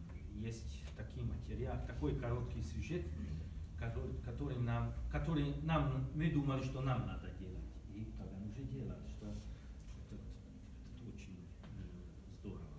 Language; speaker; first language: Russian; non-native, learner; Hungarian